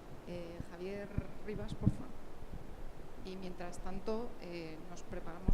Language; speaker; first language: Spanish; native; Spanish